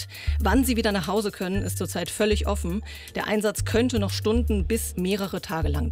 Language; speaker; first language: German; native; German